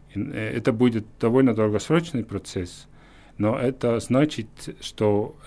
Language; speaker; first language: Russian; non-native, fluent; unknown